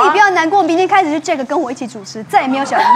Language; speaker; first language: Chinese; native; Chinese